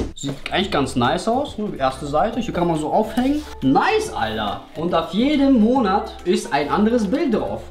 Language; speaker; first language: German; early bilingual, other home language; Russian